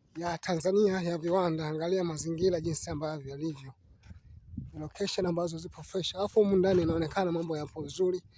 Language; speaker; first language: Swahili; native; Swahili